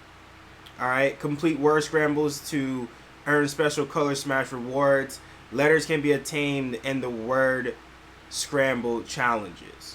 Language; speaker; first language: English; native; English